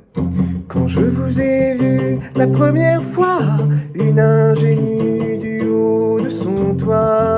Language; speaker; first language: French; native; French